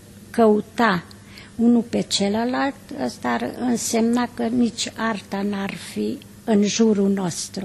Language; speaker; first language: Romanian; non-native, local second language; Hungarian